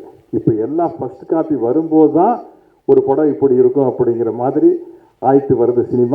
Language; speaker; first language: Tamil; native; Tamil